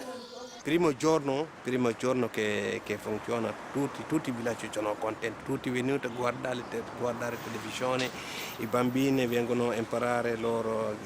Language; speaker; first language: Italian; non-native, learner; Wolof